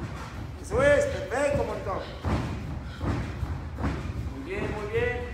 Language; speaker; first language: Spanish; native; Spanish